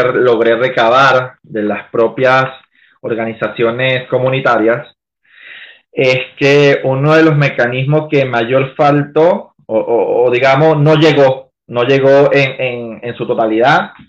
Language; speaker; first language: Spanish; native; Spanish